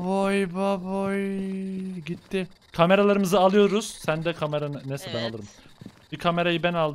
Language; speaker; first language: Turkish; native; Turkish